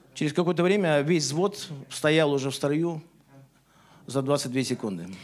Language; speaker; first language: Russian; native; Russian